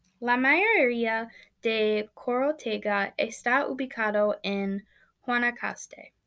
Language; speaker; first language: Spanish; non-native, learner; English